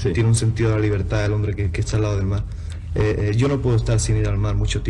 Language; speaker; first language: Spanish; native; Spanish